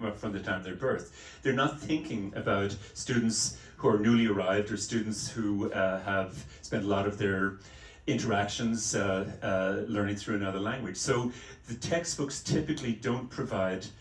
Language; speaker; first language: English; native; English